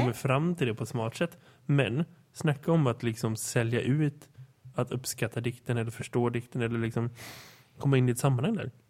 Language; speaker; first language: Swedish; native; Swedish